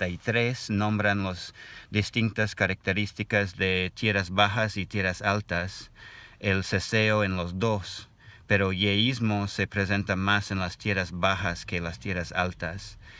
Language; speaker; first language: Spanish; non-native, learner; English